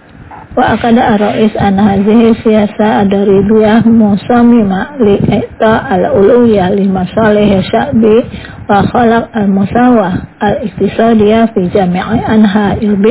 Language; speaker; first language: Arabic; non-native, fluent; Indonesian